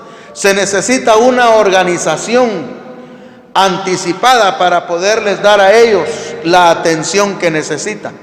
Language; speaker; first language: Spanish; native; Spanish